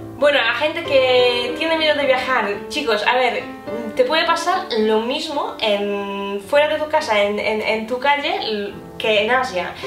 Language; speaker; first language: Spanish; non-native, fluent; Polish